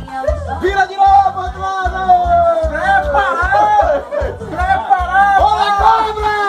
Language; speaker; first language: Portuguese; native; Portuguese